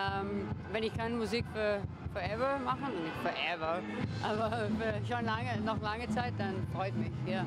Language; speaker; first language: German; non-native, learner; English